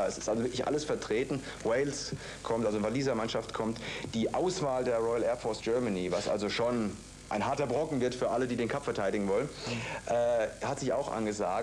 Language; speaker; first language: German; native; German